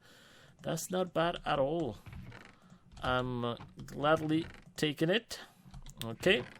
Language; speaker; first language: English; non-native, fluent; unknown